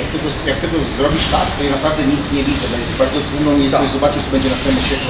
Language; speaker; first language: Polish; early bilingual, heritage; Polish